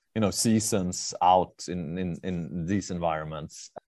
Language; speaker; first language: English; non-native, fluent; Swedish